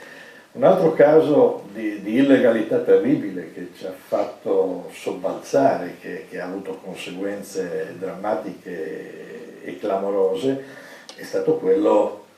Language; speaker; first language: Italian; native; Italian